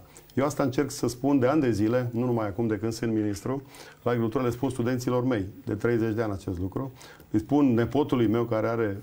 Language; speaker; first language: Romanian; native; Romanian